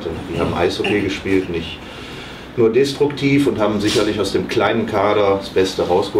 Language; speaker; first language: German; native; German